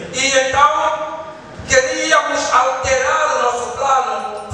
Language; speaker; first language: Portuguese; non-native, fluent; Lingala